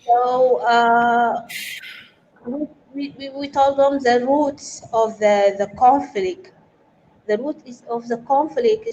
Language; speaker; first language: English; non-native, fluent; Arabic